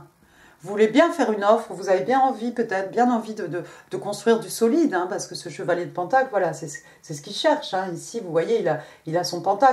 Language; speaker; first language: French; native; French